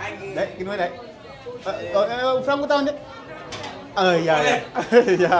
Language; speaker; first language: Portuguese; non-native, fluent; Vietnamese